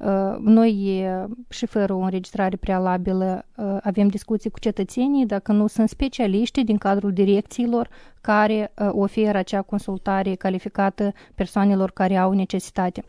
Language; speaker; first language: Romanian; native; Romanian